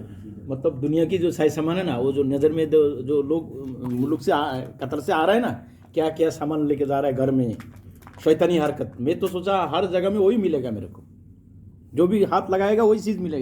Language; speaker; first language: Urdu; non-native, fluent; Bangla